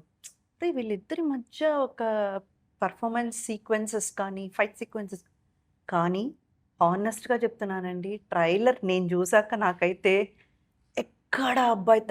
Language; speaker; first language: Telugu; native; Telugu